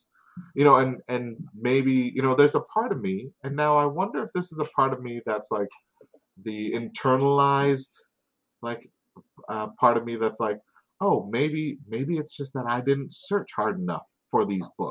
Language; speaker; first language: English; native; English